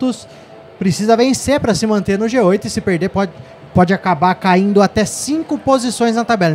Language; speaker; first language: Portuguese; native; Portuguese